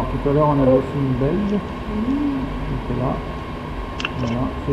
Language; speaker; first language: French; native; French